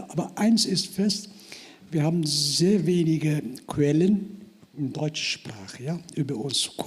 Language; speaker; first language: German; non-native, fluent; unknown